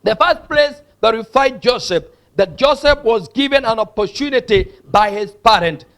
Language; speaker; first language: English; non-native, local second language; Swahili